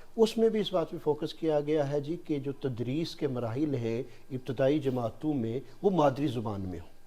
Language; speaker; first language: Urdu; non-native, local second language; Gujari